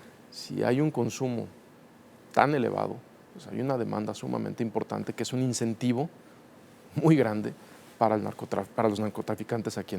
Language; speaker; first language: Spanish; native; Spanish